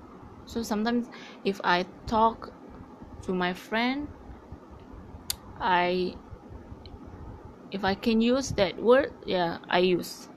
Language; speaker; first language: English; non-native, learner; Malay